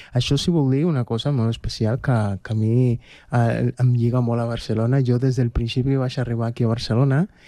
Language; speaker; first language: Catalan; non-native, fluent; Spanish